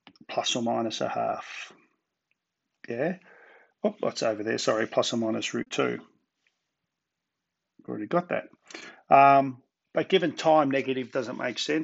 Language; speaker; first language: English; native; English